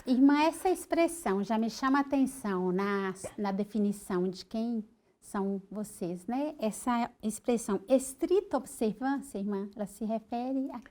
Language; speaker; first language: Portuguese; native; Portuguese